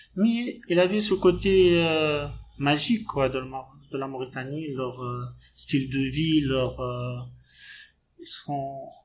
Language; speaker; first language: French; non-native, local second language; Arabic